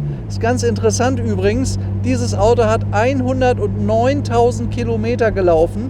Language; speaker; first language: German; native; German